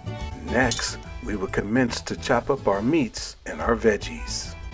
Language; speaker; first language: English; native; English